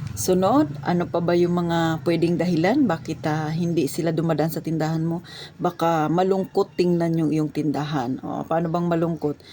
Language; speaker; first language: Filipino; non-native, local second language; Cebuano